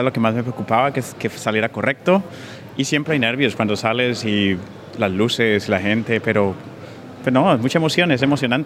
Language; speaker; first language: Spanish; native; Spanish